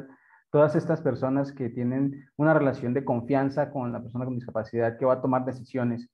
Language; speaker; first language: Spanish; native; Spanish